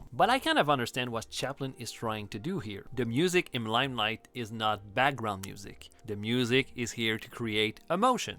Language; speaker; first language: English; non-native, fluent; French